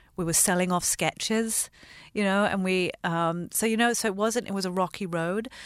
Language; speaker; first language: English; native; English